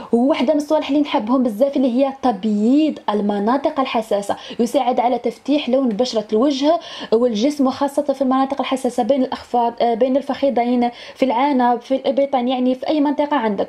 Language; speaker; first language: Arabic; native; Arabic